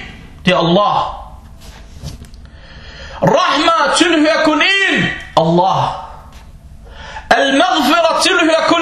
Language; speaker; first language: Danish; non-native, fluent; Arabic